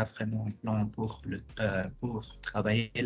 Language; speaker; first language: French; non-native, fluent; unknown